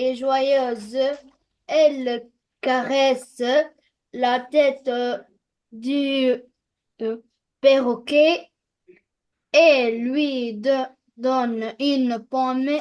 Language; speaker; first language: French; non-native, learner; Arabic